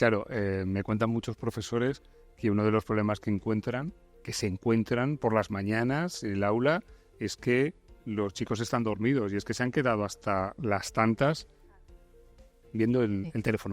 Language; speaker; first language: Spanish; native; Spanish